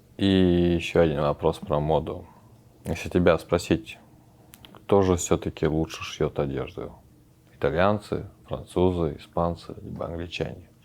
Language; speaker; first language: Russian; non-native, local second language; Chechen